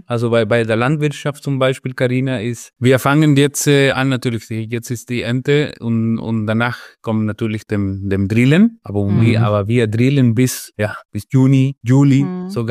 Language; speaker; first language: German; non-native, fluent; Spanish